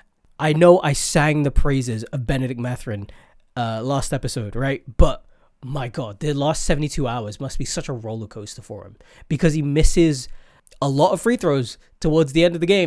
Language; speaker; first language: English; native; English